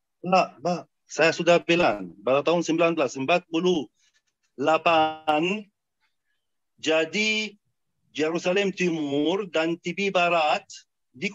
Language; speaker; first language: Indonesian; non-native, fluent; Arabic